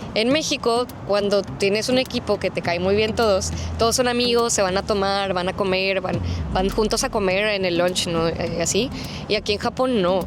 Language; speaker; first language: Spanish; native; Spanish